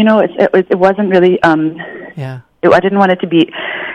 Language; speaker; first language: English; native; English